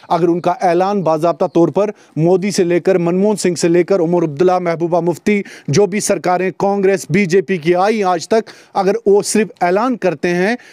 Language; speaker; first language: Hindi; non-native, local second language; Kashmiri